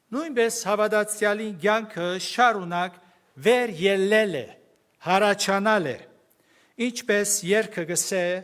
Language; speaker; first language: Armenian; early bilingual, heritage; Armenian